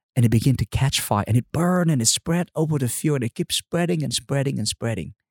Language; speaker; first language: English; non-native, fluent; Vietnamese